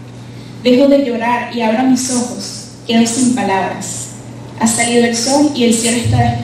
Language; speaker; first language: Spanish; native; Spanish